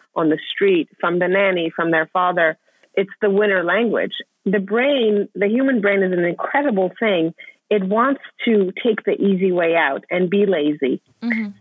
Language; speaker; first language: English; non-native, fluent; Persian